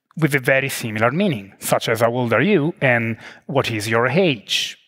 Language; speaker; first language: English; non-native, fluent; Italian